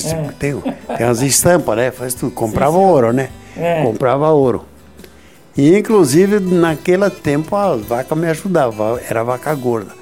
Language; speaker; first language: Portuguese; native; Portuguese